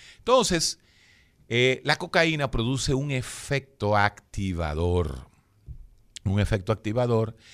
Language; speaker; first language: Spanish; native; Spanish